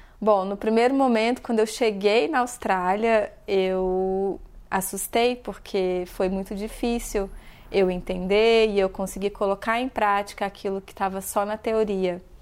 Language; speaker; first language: Portuguese; native; Portuguese